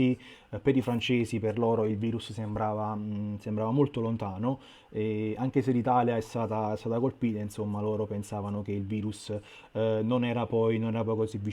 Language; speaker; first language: Italian; native; Italian